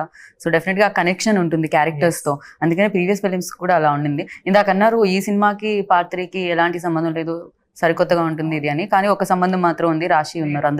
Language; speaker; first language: Telugu; native; Telugu